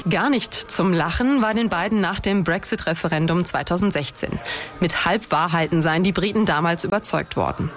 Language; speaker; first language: German; native; German